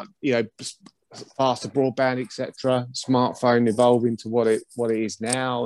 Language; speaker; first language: English; native; English